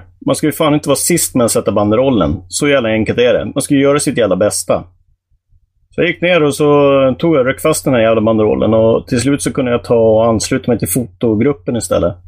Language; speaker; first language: Swedish; native; Swedish